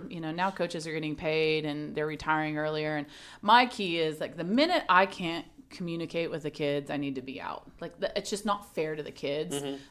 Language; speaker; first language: English; native; English